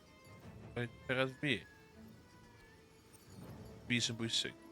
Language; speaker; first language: Welsh; non-native, learner; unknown